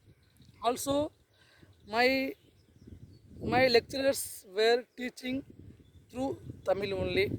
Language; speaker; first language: English; non-native, learner; Tamil